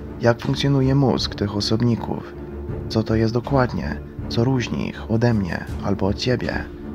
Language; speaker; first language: Polish; non-native, fluent; Croatian